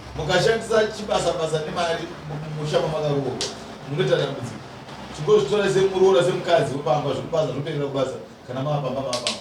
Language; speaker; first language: Shona; native; Shona